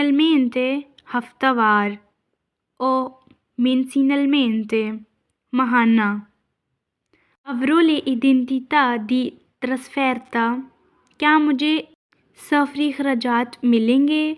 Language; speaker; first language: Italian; non-native, fluent; Urdu